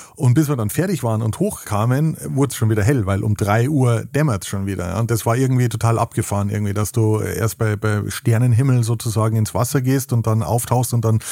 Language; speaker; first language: German; native; German